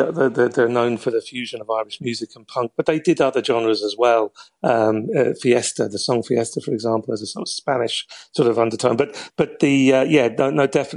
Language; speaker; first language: English; native; English